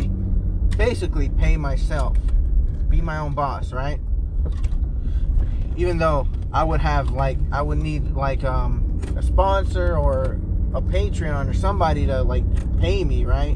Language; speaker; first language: English; native; English